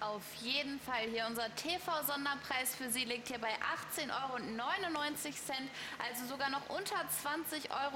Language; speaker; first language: German; native; German